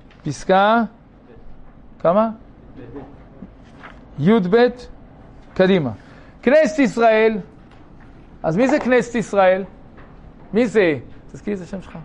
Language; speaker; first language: Hebrew; native; Hebrew